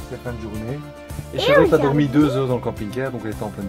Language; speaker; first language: French; native; French